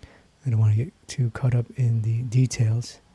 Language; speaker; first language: English; native; English